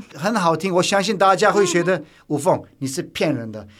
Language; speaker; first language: Chinese; non-native, fluent; Turkish